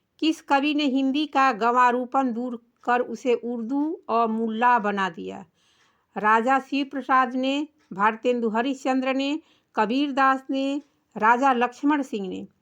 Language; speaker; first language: Hindi; native; Hindi